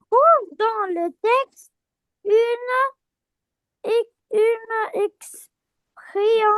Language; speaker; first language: French; non-native, learner; Arabic